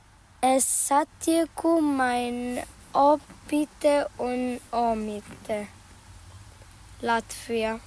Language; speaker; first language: Latvian; early bilingual, heritage; Latvian